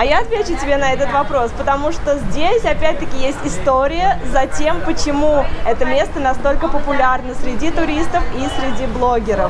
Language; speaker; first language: Russian; native; Russian